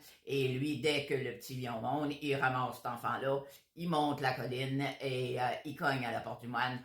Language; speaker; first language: French; native; French